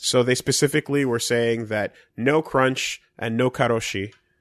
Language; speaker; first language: English; native; English